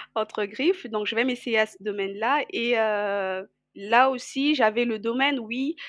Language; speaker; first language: French; non-native, local second language; Lingala